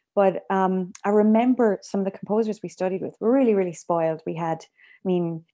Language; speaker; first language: English; native; English